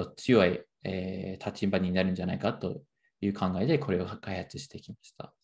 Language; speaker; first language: Japanese; non-native, fluent; English